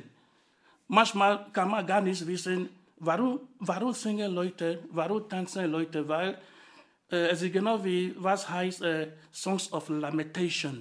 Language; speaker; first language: German; non-native, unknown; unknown